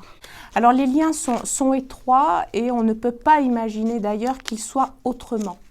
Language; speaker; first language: French; native; French